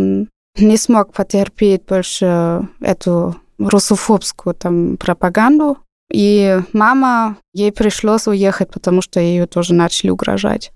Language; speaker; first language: Russian; non-native, fluent; German